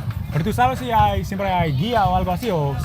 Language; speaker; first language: Spanish; non-native, learner; English